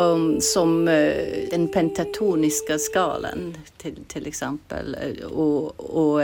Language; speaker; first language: Swedish; non-native, fluent; English